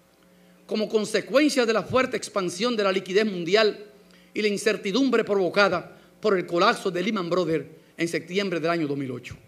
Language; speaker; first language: Spanish; native; Spanish